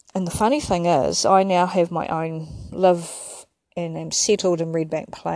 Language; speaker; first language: English; native; English